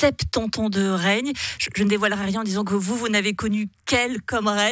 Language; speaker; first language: French; native; French